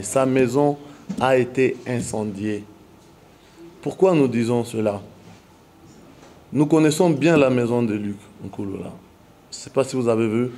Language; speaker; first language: French; non-native, local second language; Swahili